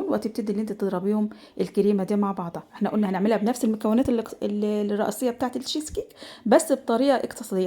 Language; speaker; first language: Arabic; native; Arabic